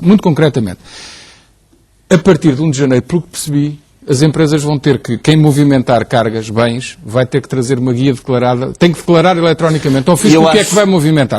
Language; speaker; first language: Portuguese; native; Portuguese